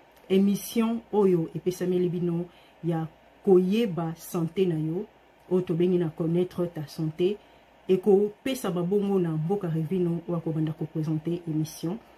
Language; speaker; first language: French; non-native, local second language; Lingala